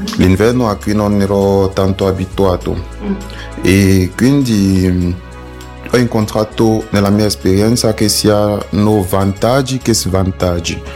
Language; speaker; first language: Italian; non-native, fluent; French